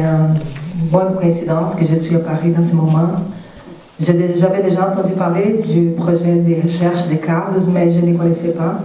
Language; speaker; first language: French; non-native, fluent; Portuguese